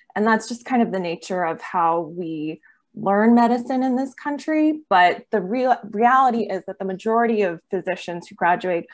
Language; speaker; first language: English; native; English